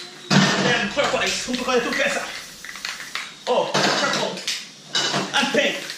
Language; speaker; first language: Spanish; native; Spanish